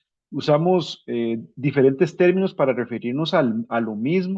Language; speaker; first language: Spanish; native; Spanish